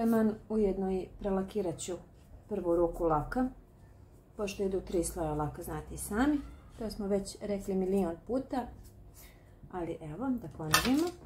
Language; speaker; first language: Croatian; native; Croatian